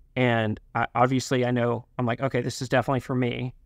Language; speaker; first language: English; native; English